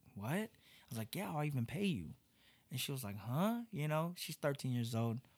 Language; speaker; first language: English; native; English